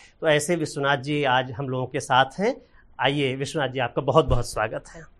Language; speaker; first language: Hindi; native; Hindi